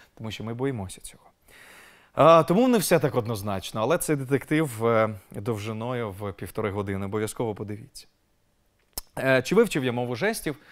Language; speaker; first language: Ukrainian; native; Ukrainian